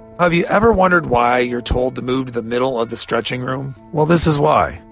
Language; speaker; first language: English; native; English